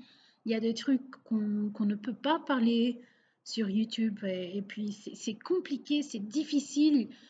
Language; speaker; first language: French; non-native, local second language; Portuguese